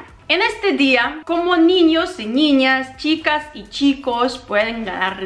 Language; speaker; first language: Spanish; non-native, fluent; Ukrainian